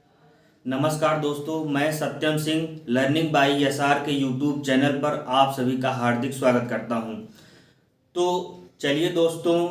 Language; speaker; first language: Hindi; native; Hindi